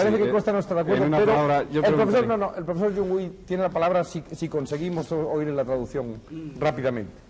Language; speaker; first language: Spanish; native; Spanish